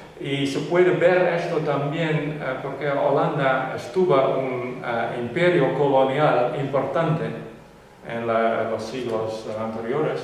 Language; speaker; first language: Spanish; non-native, fluent; Western Frisian